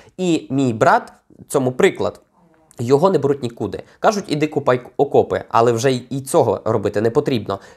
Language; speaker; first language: Ukrainian; native; Ukrainian